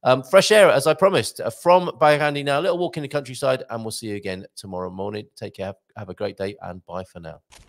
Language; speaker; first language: English; native; English